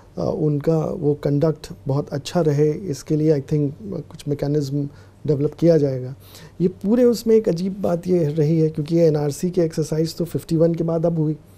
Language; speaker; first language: Hindi; native; Hindi